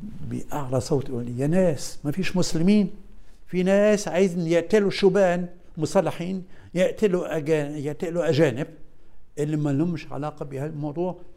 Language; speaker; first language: Arabic; non-native, fluent; German